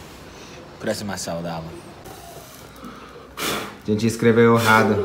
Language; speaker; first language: Portuguese; non-native, fluent; English